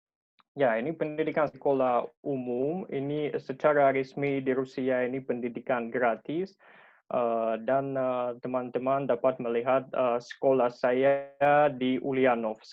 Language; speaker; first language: Indonesian; non-native, fluent; Russian